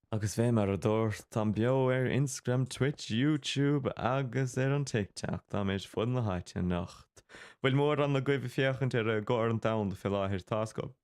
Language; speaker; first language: Irish; non-native, local second language; English